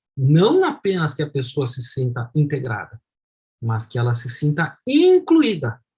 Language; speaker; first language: Portuguese; native; Portuguese